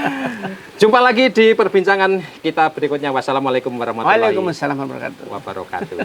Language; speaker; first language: Indonesian; native; Indonesian